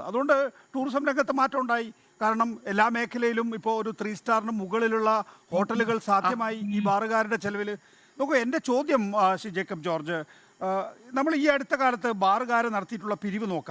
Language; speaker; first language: Malayalam; native; Malayalam